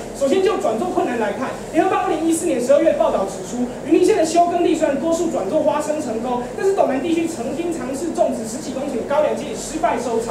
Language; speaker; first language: Chinese; native; Chinese